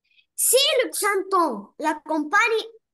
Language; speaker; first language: French; non-native, learner; Arabic